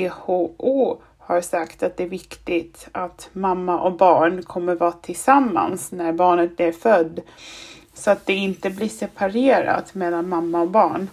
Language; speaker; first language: Swedish; non-native, fluent; German